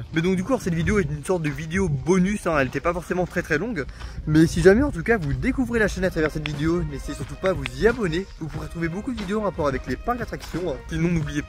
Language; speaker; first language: French; native; French